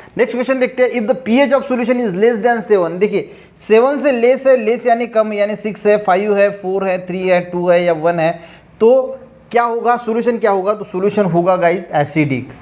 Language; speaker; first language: Hindi; non-native, local second language; Marathi